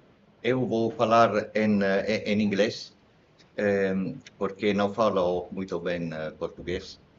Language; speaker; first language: Portuguese; non-native, learner; Italian